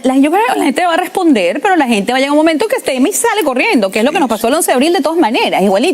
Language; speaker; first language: Spanish; native; Spanish